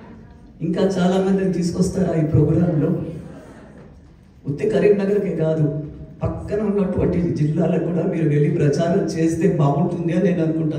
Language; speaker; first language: Telugu; native; Telugu